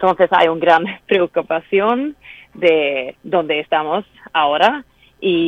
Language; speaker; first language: Spanish; non-native, fluent; Swedish